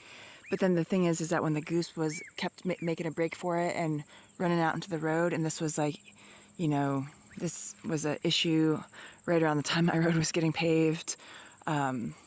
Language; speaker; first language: English; native; English